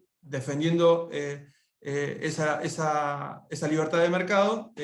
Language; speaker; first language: Spanish; native; Spanish